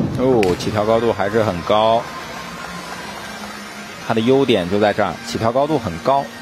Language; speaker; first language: Chinese; native; Chinese